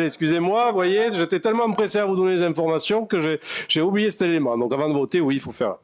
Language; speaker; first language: French; native; French